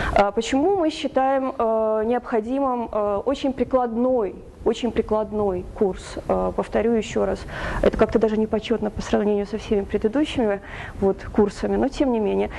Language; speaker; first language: Russian; native; Russian